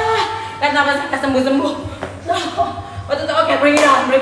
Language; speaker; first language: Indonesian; native; Indonesian